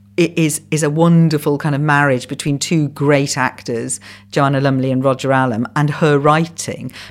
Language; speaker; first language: English; non-native, local second language; Welsh